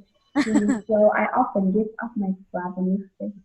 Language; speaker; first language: English; non-native, learner; Vietnamese